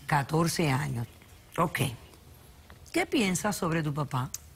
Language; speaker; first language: Spanish; native; Spanish